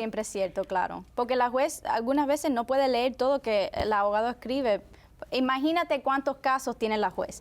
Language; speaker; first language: Spanish; early bilingual, heritage; Spanish